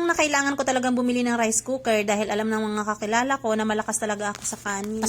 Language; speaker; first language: Filipino; native; Filipino